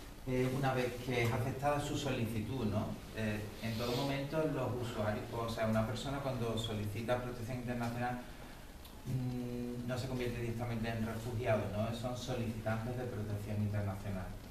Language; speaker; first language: Spanish; native; Spanish